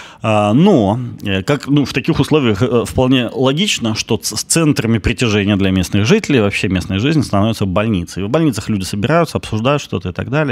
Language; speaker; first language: Russian; native; Russian